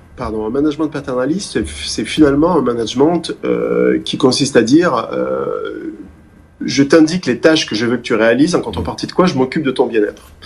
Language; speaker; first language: French; native; French